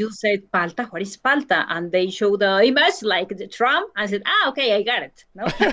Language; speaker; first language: English; non-native, learner; Spanish